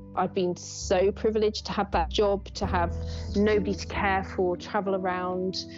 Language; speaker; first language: English; native; English